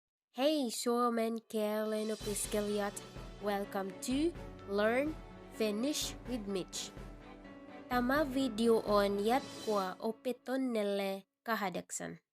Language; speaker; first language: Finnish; non-native, learner; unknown